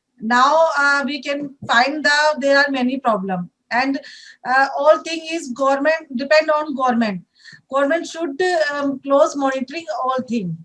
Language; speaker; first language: English; non-native, learner; Hindi